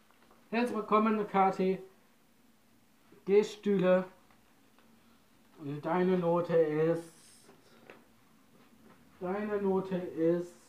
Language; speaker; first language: German; non-native, learner; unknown